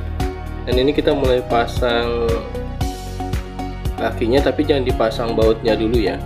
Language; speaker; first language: Indonesian; native; Indonesian